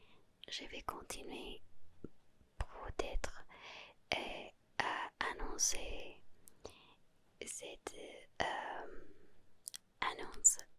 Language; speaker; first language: French; non-native, learner; Spanish